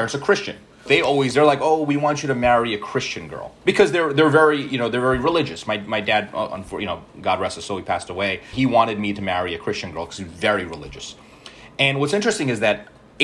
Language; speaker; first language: English; early bilingual, other home language; Malayalam